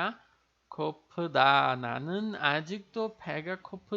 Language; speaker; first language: Korean; non-native, fluent; Portuguese